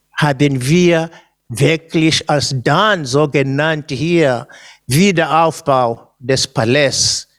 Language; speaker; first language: German; non-native, fluent; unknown